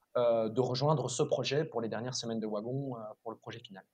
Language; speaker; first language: French; native; French